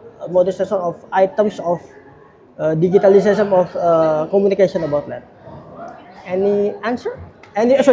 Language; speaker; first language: English; non-native, learner; Indonesian